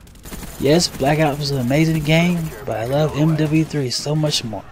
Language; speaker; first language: English; native; English